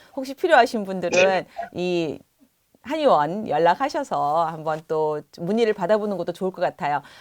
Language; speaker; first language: Korean; native; Korean